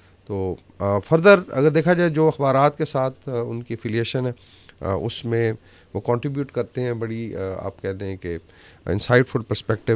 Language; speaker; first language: Urdu; native; Urdu